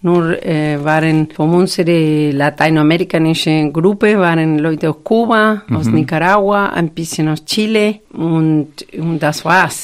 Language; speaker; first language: German; non-native, fluent; Spanish